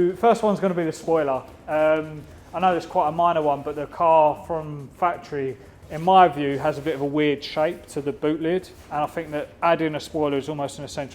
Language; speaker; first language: English; native; English